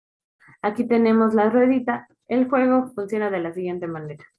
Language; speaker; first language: Spanish; native; Spanish